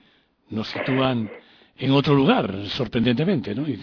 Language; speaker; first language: Spanish; native; Spanish